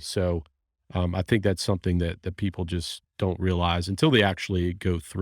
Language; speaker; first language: English; native; English